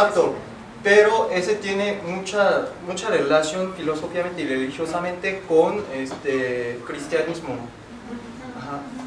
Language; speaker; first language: Spanish; non-native, fluent; Korean